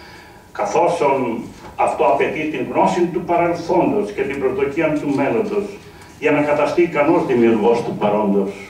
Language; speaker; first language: Greek; native; Greek